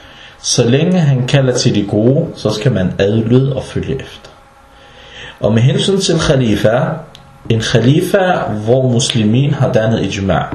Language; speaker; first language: Danish; early bilingual, other home language; Arabic